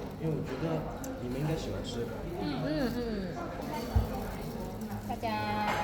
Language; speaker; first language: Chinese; non-native, fluent; Korean